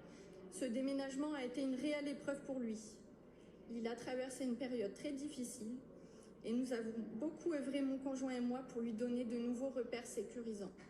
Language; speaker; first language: French; native; French